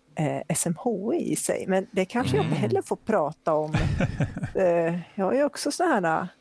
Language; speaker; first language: Swedish; native; Swedish